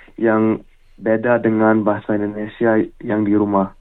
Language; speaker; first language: Indonesian; early bilingual, heritage; English